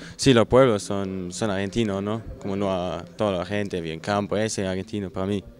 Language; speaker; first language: Spanish; non-native, learner; German